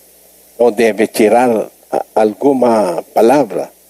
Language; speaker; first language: Portuguese; non-native, learner; Filipino